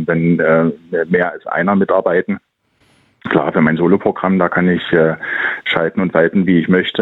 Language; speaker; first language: German; native; German